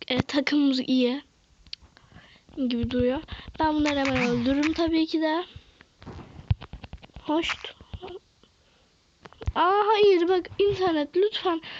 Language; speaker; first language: Turkish; native; Turkish